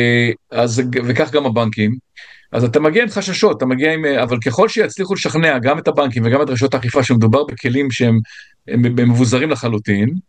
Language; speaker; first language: Hebrew; native; Hebrew